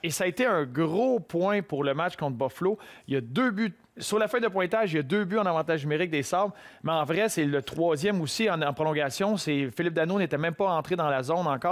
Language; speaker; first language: French; native; French